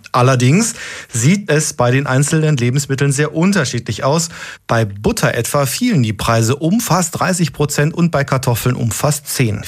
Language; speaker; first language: German; native; German